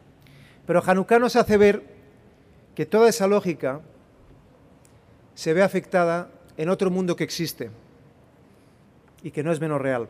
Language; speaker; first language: Spanish; native; Spanish